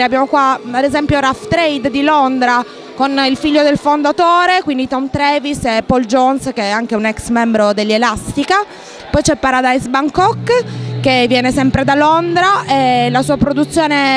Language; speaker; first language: Italian; native; Italian